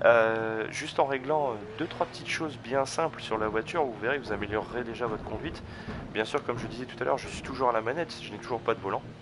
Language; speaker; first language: French; native; French